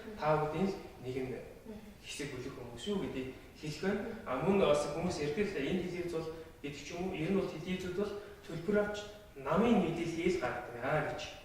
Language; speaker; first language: Mongolian; non-native, local second language; Kazakh